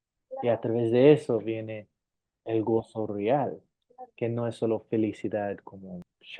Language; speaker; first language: Spanish; non-native, fluent; English